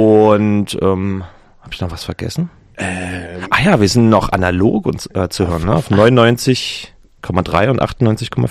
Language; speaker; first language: German; native; German